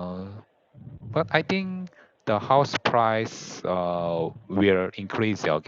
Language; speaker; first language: English; non-native, learner; Korean